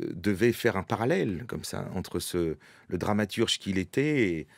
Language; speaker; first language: French; native; French